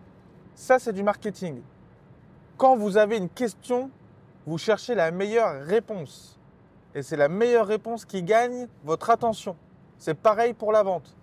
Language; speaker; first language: French; native; French